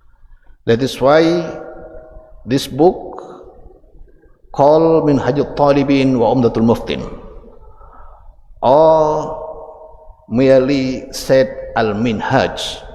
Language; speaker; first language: English; non-native, fluent; Indonesian